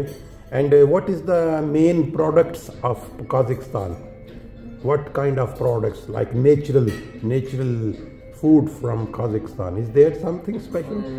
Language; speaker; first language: English; non-native, learner; Urdu